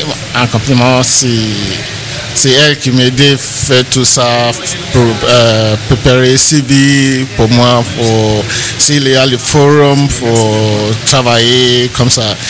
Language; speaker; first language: French; non-native, learner; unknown